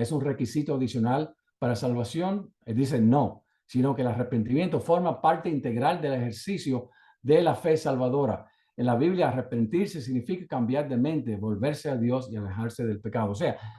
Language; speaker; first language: Spanish; native; Spanish